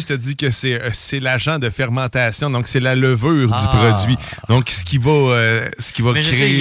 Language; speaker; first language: French; native; French